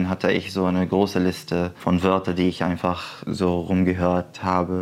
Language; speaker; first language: German; non-native, fluent; Arabic